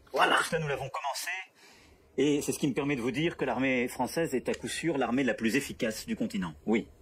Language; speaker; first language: French; native; French